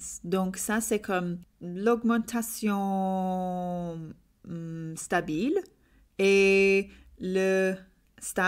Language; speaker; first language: French; non-native, learner; English